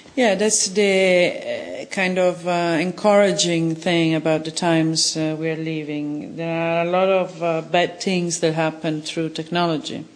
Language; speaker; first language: English; non-native, fluent; Italian